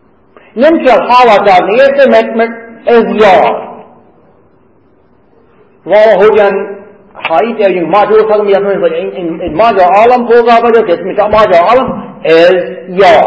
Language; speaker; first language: Hungarian; non-native, fluent; English